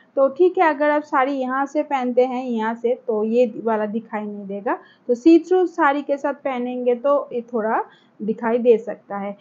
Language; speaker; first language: Hindi; non-native, local second language; Bangla